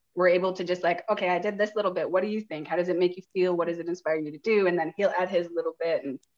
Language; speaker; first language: English; native; English